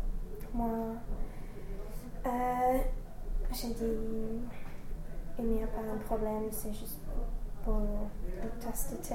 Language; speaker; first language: French; non-native, learner; English